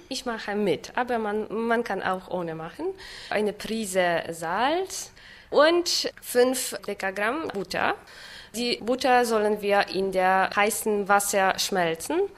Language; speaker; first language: German; non-native, learner; Polish